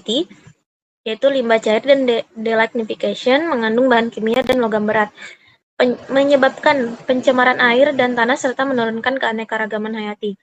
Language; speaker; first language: Indonesian; native; Indonesian